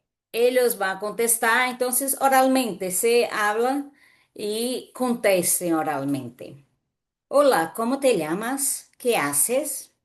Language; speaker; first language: Spanish; non-native, fluent; Portuguese